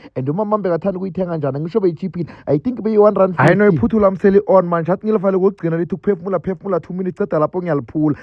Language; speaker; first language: Zulu; native; Zulu